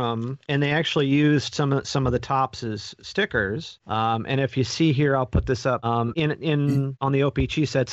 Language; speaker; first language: English; native; English